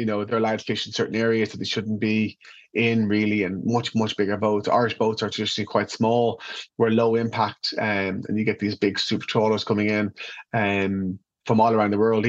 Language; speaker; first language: English; native; English